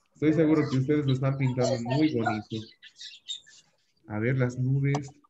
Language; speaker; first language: Spanish; native; Spanish